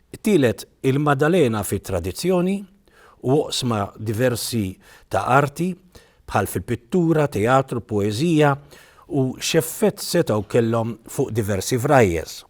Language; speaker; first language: Maltese; native; Maltese